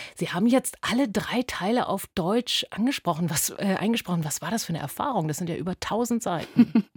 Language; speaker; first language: German; native; German